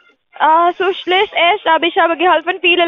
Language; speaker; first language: German; non-native, learner; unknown